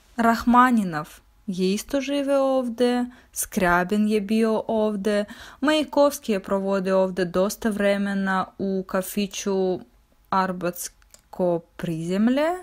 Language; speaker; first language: Bosnian; non-native, fluent; Russian